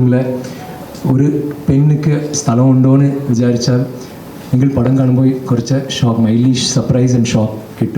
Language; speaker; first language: Malayalam; non-native, local second language; Tamil